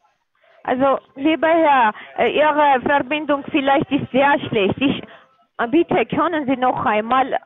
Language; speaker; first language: German; non-native, learner; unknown